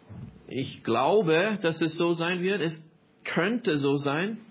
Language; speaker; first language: German; non-native, fluent; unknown